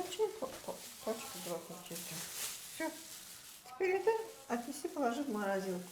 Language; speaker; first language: Russian; non-native, local second language; Azerbaijani